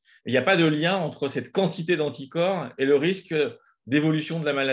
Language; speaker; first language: French; native; French